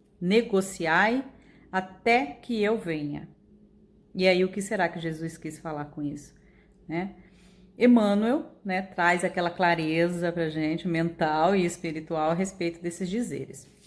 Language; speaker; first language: Portuguese; native; Portuguese